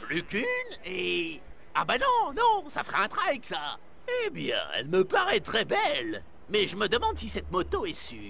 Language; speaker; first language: French; native; French